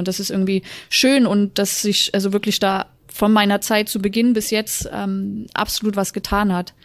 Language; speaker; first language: German; native; German